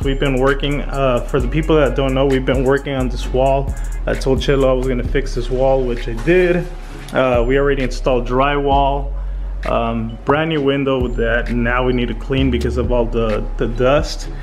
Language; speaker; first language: English; early bilingual, other home language; Spanish